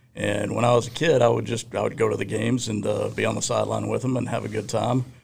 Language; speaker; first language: English; native; English